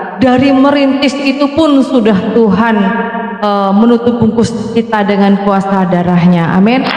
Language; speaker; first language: Indonesian; non-native, local second language; Madurese